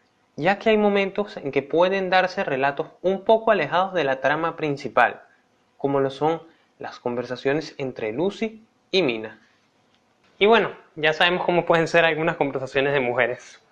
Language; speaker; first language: Spanish; native; Spanish